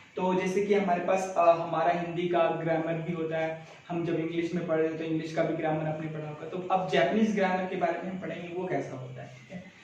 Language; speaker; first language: Hindi; native; Hindi